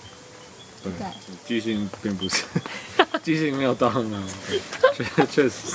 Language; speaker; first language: Chinese; non-native, fluent; English